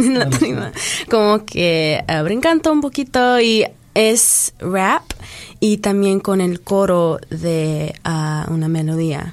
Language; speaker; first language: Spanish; early bilingual, heritage; English